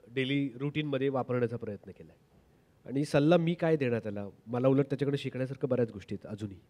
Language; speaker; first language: Marathi; native; Marathi